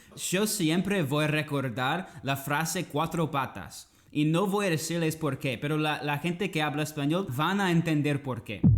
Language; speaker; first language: Spanish; non-native, learner; English